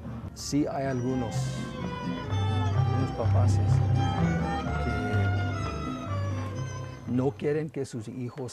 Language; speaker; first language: Spanish; non-native, local second language; English